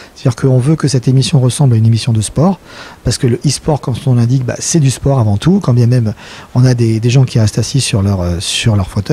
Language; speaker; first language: French; native; French